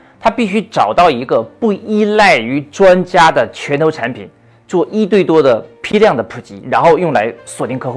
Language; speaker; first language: Chinese; native; Chinese